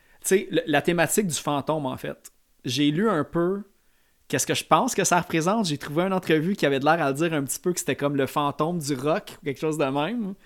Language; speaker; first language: French; native; French